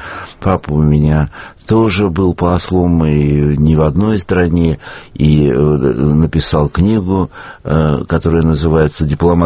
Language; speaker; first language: Russian; native; Russian